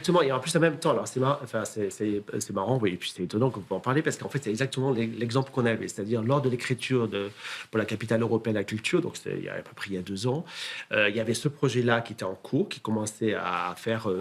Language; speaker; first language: French; native; French